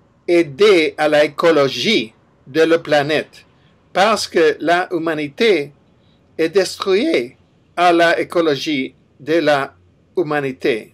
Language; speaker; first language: French; non-native, learner; English